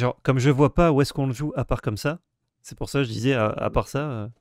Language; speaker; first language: French; native; French